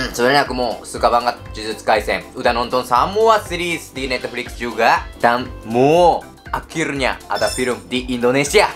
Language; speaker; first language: Indonesian; non-native, learner; Japanese